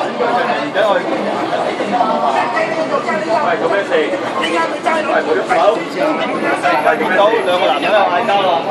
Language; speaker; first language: Cantonese; native; Cantonese